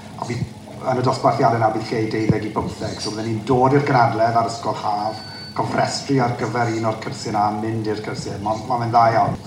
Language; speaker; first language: Welsh; native; Welsh